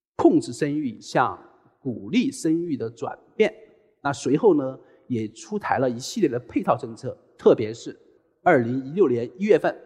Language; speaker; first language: Chinese; native; Chinese